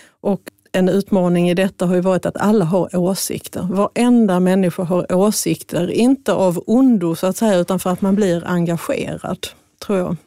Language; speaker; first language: Swedish; native; Swedish